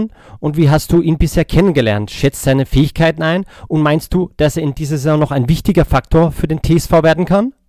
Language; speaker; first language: German; native; German